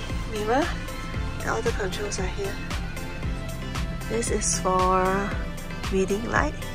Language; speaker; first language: English; non-native, local second language; Chinese